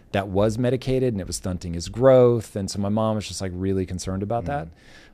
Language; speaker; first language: English; native; English